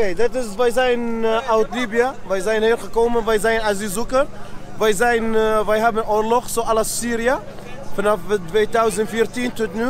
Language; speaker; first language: Dutch; non-native, learner; Arabic